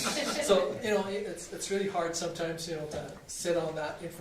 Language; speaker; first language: English; native; English